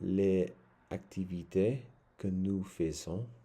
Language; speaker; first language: French; non-native, learner; English